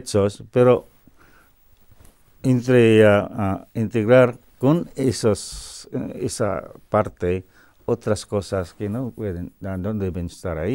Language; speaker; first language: Spanish; non-native, fluent; Cebuano